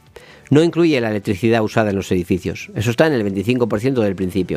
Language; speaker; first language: Spanish; native; Spanish